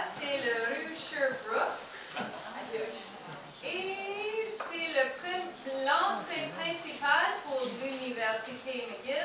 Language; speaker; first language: French; non-native, learner; English